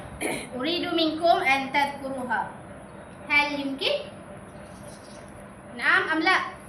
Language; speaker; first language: Arabic; non-native, learner; Malay